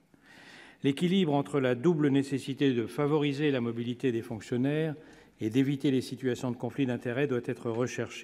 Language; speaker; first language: French; native; French